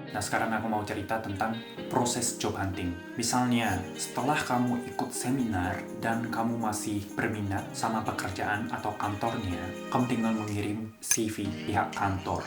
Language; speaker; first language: Indonesian; non-native, fluent; Japanese